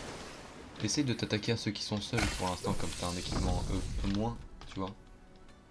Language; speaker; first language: French; native; French